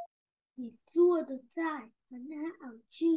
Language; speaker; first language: Chinese; non-native, learner; Vietnamese